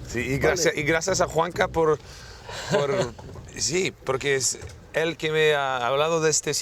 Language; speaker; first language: Spanish; non-native, learner; French